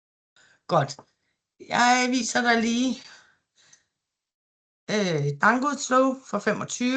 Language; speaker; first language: Danish; native; Danish